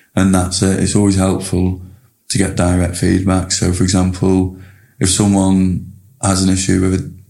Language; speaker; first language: English; native; English